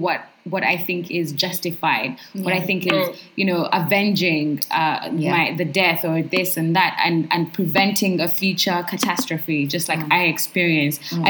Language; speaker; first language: English; non-native, local second language; Ganda